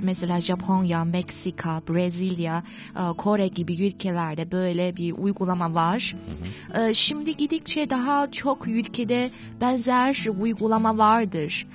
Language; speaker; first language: Turkish; non-native, fluent; Chinese